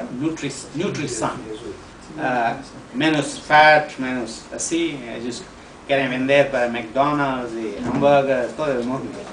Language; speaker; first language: Spanish; non-native, learner; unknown